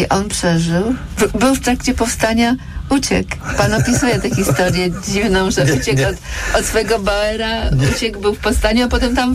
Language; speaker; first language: Polish; native; Polish